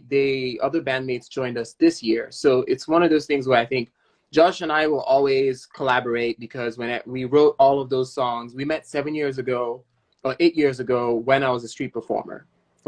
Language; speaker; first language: English; non-native, local second language; Yoruba